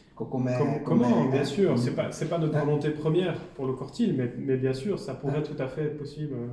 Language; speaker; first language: French; native; French